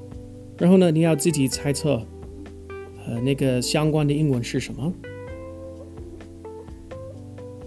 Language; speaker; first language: Chinese; non-native, fluent; English